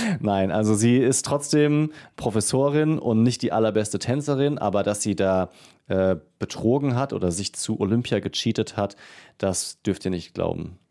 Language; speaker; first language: German; native; German